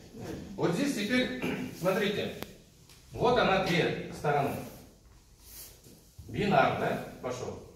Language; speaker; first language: Russian; non-native, local second language; Kazakh